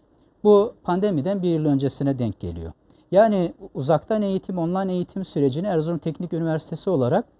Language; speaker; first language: Turkish; native; Turkish